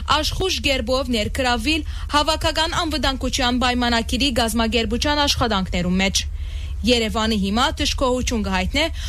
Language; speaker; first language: Armenian; early bilingual, heritage; Armenian